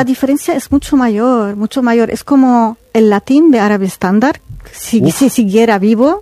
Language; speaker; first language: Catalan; non-native, learner; Arabic